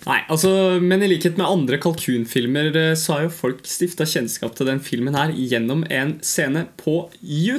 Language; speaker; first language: Norwegian; native; Norwegian